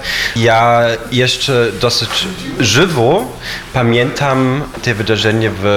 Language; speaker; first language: Polish; non-native, fluent; German